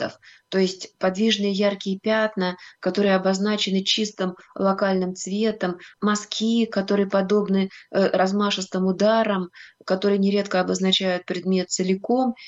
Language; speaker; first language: Russian; native; Russian